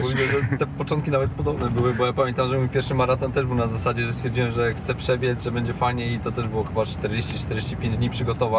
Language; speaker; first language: Polish; native; Polish